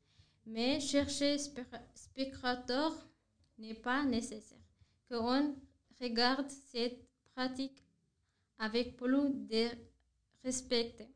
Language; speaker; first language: French; non-native, learner; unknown